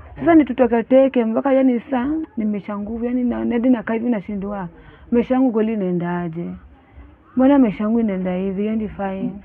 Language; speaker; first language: Swahili; native; Swahili